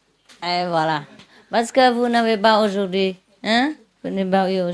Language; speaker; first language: French; non-native, learner; Vietnamese